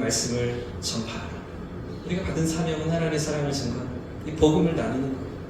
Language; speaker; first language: Korean; native; Korean